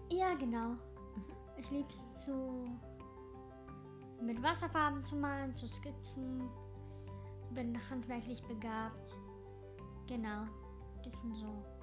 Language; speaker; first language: German; non-native, local second language; English